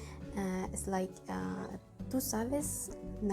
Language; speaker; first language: Spanish; non-native, learner; Indonesian